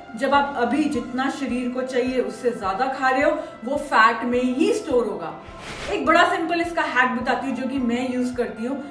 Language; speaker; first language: Hindi; native; Hindi